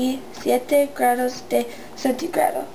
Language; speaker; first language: Spanish; non-native, learner; English